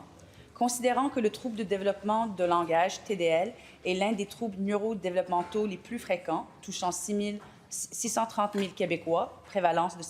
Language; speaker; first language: French; native; French